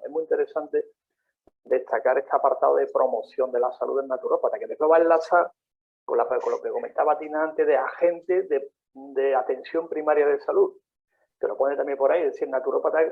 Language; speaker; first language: Spanish; native; Spanish